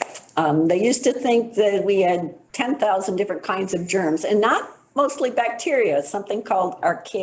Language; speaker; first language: English; native; English